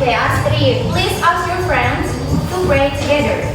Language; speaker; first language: English; non-native, learner; Indonesian